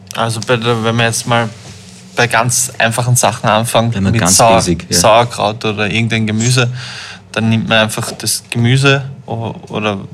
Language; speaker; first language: German; native; German